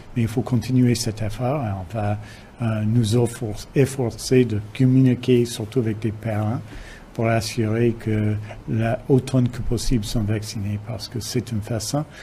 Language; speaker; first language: French; non-native, fluent; English